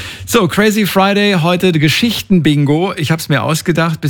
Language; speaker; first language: German; native; German